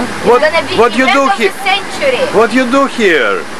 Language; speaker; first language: English; non-native, learner; Russian